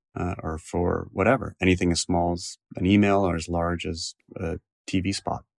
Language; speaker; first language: English; native; English